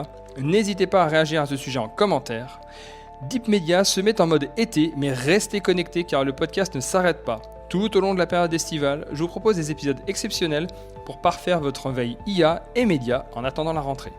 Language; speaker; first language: French; native; French